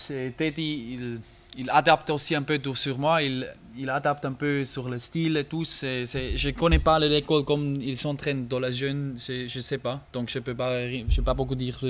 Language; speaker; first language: French; non-native, learner; German